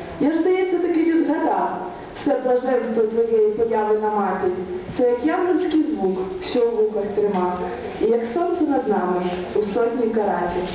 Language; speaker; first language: Ukrainian; native; Ukrainian